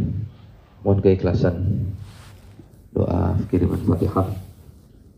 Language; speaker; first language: Indonesian; native; Indonesian